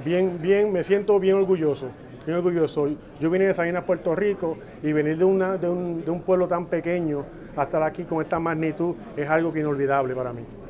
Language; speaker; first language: Spanish; native; Spanish